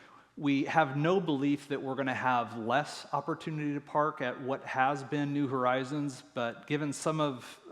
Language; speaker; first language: English; native; English